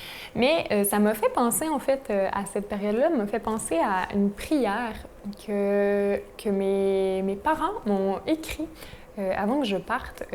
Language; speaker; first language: French; native; French